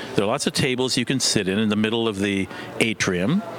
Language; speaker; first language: English; non-native, fluent; Korean